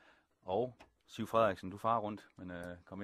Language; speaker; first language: Danish; native; Danish